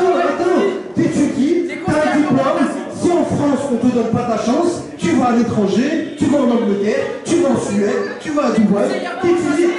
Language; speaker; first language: French; native; French